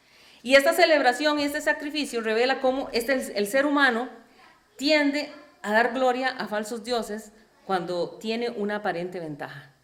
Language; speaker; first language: Spanish; native; Spanish